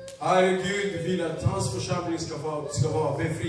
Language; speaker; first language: Swedish; non-native, fluent; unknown